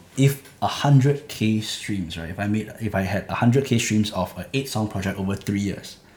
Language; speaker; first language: English; native; English